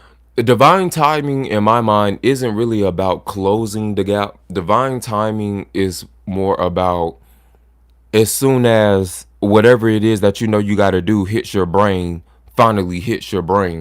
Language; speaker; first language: English; native; English